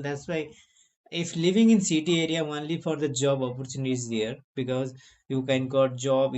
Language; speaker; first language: English; non-native, learner; Nepali